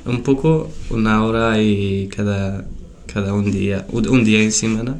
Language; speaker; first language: Spanish; non-native, learner; Tachelhit